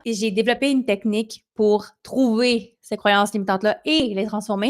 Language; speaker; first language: French; native; French